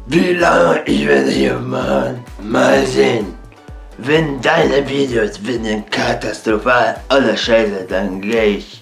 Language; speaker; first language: German; non-native, learner; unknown